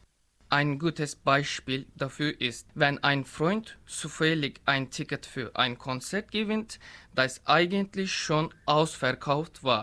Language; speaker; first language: German; non-native, learner; Turkish